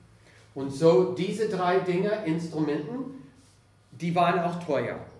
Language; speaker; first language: German; non-native, fluent; English